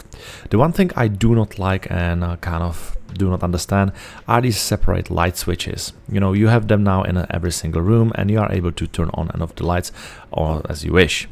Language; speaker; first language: English; non-native, fluent; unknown